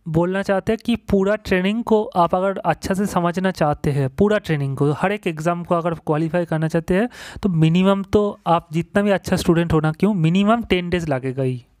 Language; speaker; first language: Hindi; non-native, local second language; Bangla